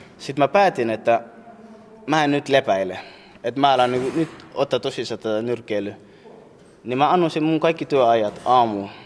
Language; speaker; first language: Finnish; non-native, fluent; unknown